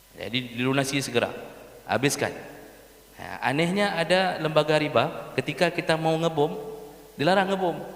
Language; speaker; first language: Malay; non-native, local second language; Achinese